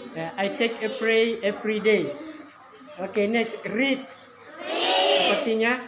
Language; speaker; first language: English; non-native, learner; Indonesian